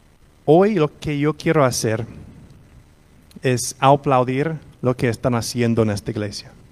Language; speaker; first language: Spanish; non-native, fluent; English